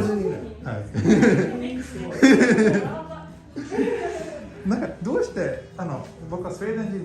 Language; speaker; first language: Japanese; non-native, fluent; Swedish